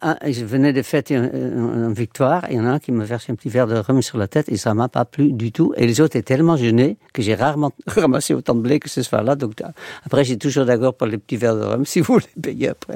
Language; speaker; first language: French; non-native, fluent; Dutch